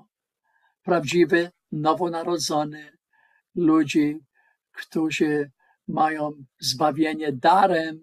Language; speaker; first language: Polish; non-native, learner; English